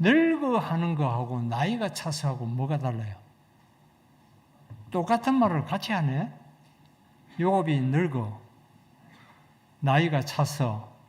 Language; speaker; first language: Korean; native; Korean